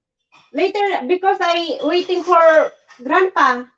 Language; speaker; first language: English; non-native, learner; Filipino